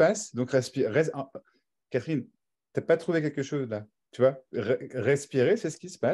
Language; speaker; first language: French; native; French